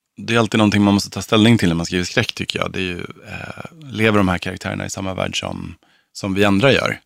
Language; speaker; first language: Swedish; native; Swedish